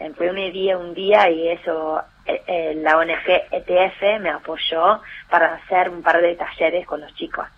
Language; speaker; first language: Spanish; non-native, fluent; English